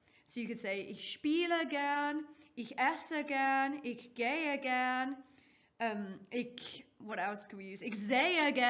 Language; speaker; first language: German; non-native, fluent; English